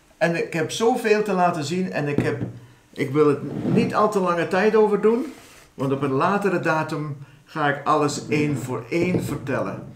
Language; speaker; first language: Dutch; non-native, fluent; English